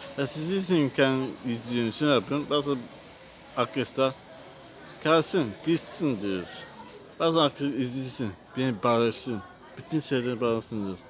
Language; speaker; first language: Turkish; non-native, learner; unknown